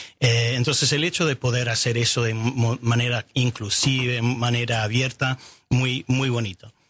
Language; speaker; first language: Spanish; non-native, fluent; English